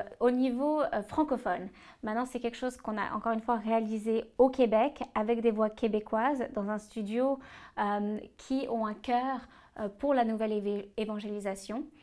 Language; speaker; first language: French; native; French